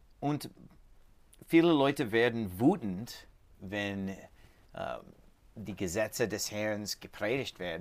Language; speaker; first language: German; non-native, learner; English